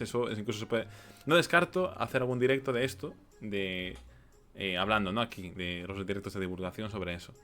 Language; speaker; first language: Spanish; native; Spanish